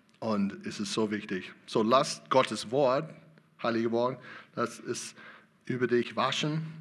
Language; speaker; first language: German; non-native, learner; English